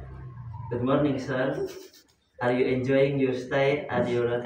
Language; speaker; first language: English; non-native, learner; Indonesian